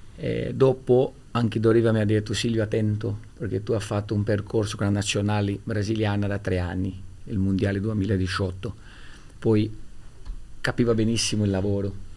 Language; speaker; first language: Italian; non-native, fluent; Portuguese